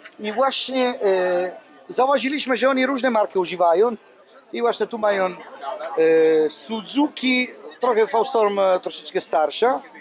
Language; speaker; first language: Polish; non-native, fluent; Italian